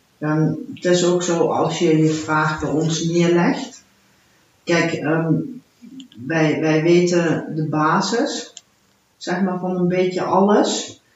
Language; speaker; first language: Dutch; early bilingual, heritage; Dutch